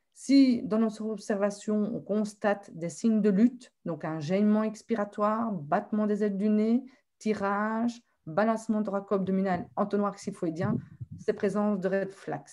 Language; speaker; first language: French; native; French